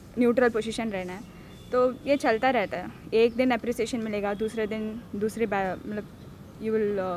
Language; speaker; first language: Hindi; non-native, local second language; Telugu